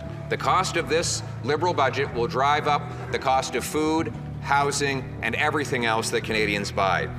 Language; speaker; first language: English; native; English